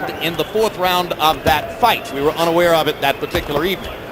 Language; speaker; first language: English; native; English